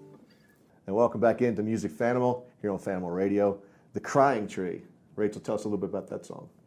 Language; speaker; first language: English; native; English